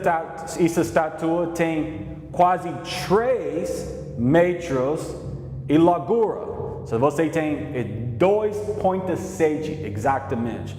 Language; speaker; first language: Portuguese; non-native, learner; English